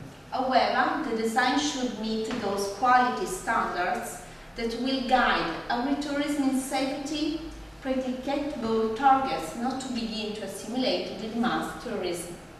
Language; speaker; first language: English; non-native, fluent; Italian